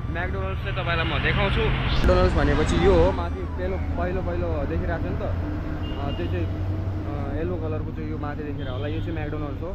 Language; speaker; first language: Nepali; native; Nepali